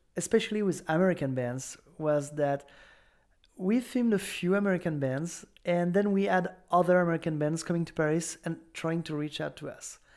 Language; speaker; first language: English; non-native, fluent; French